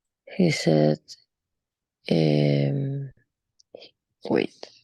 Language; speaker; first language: English; non-native, learner; Spanish